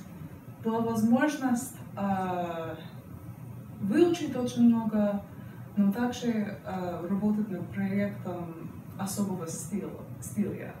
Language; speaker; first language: Russian; non-native, learner; English